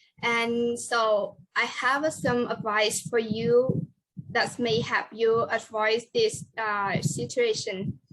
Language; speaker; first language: English; non-native, learner; Vietnamese